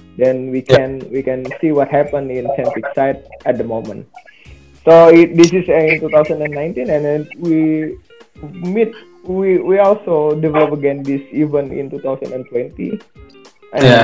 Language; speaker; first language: English; non-native, learner; Indonesian